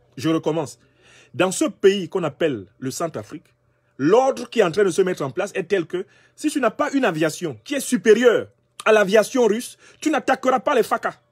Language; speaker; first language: French; non-native, local second language; Basaa